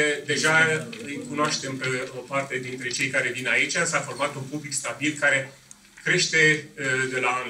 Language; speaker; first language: Romanian; native; Romanian